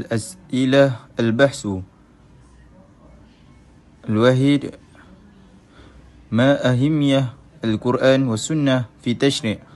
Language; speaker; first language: Arabic; non-native, learner; Malay